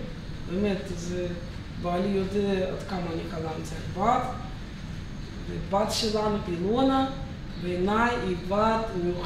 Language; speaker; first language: Hebrew; non-native, fluent; Russian